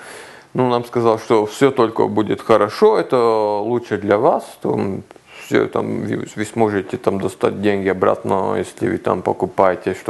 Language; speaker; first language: Russian; non-native, local second language; Lithuanian